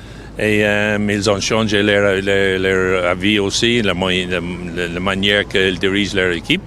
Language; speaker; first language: French; non-native, fluent; English